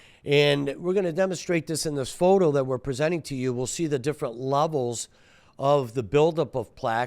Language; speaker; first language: English; native; English